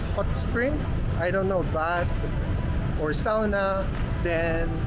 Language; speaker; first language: English; non-native, learner; Japanese